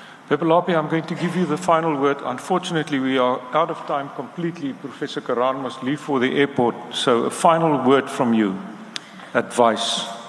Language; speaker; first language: English; non-native, local second language; Afrikaans